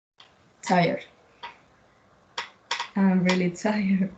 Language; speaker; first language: English; non-native, learner; Spanish